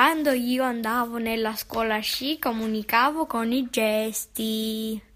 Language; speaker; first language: Italian; early bilingual, other home language; Russian